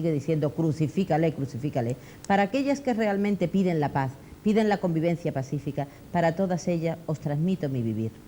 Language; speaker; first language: Spanish; native; Spanish